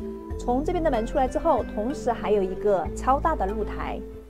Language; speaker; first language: Chinese; native; Chinese